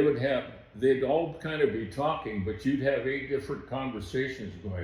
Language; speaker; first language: English; native; English